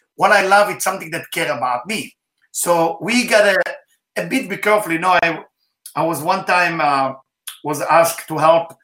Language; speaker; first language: English; non-native, fluent; Hebrew